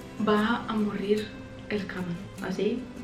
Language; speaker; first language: Spanish; non-native, fluent; English